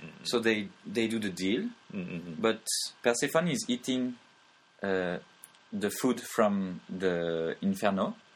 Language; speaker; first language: English; non-native, fluent; French